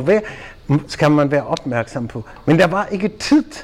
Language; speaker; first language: Danish; non-native, fluent; German